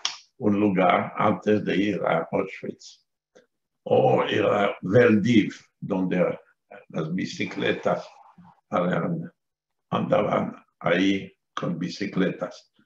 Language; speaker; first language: Spanish; non-native, fluent; French